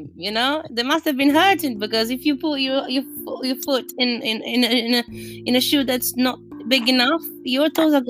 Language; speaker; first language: English; non-native, fluent; Italian